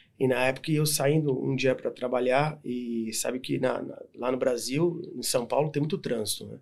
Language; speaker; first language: Portuguese; native; Portuguese